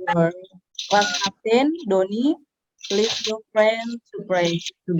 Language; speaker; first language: English; non-native, learner; Indonesian